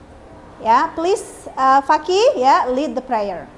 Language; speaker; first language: English; non-native, fluent; Indonesian